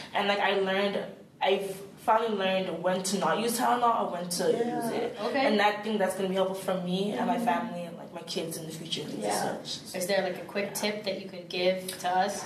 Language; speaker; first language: English; native; English